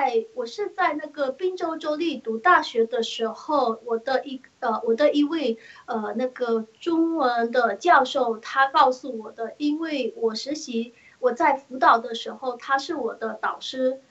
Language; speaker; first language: Chinese; early bilingual, heritage; Chinese